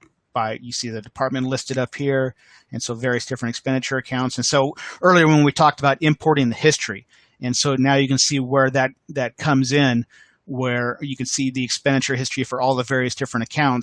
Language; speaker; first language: English; native; English